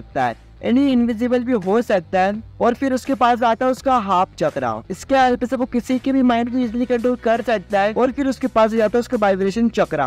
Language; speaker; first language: Hindi; native; Hindi